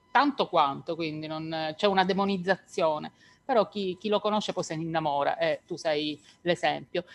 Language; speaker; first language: Italian; native; Italian